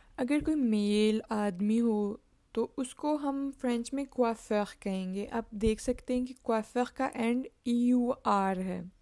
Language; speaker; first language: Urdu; native; Urdu